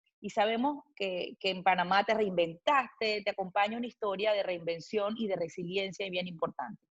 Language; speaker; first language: Spanish; native; Spanish